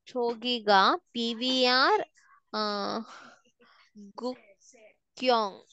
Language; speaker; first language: Korean; non-native, learner; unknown